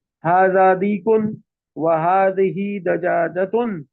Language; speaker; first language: Arabic; non-native, fluent; Urdu